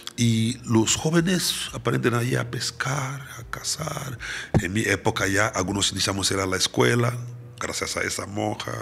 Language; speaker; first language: Spanish; non-native, fluent; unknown